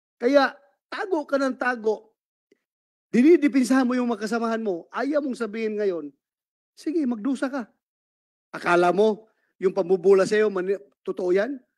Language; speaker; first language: Filipino; native; Filipino